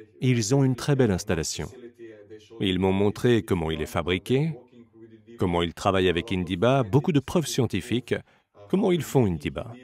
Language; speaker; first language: French; non-native, fluent; Slovenian